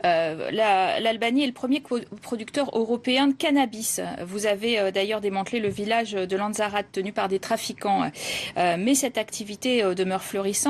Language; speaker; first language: French; native; French